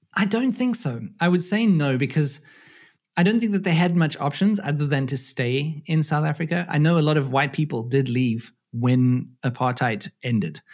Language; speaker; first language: English; native; English